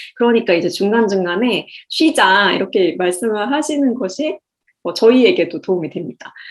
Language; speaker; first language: Korean; native; Korean